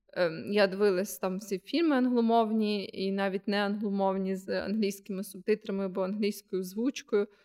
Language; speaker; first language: Ukrainian; non-native, local second language; Russian